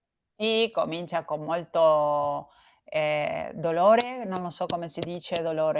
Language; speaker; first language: Italian; non-native, learner; Spanish